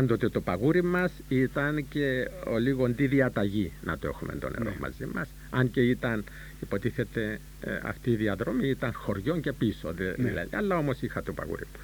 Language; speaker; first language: Greek; native; Greek